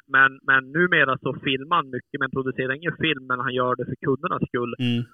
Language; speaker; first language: Swedish; native; Swedish